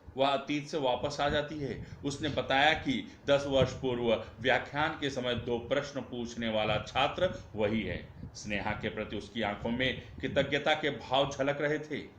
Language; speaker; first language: Hindi; non-native, local second language; Marathi